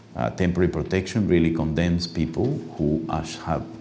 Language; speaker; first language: English; non-native, fluent; Spanish